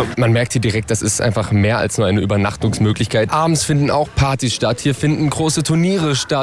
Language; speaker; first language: German; native; German